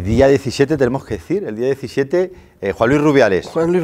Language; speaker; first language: Spanish; native; Spanish